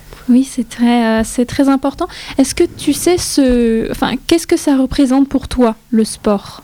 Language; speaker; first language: French; native; French